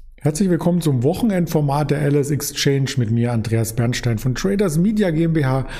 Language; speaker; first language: German; native; German